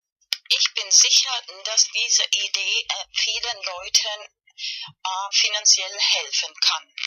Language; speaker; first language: German; non-native, learner; Spanish